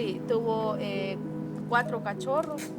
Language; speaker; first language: Spanish; native; Spanish